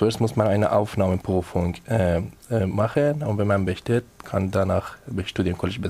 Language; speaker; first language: German; non-native, learner; Persian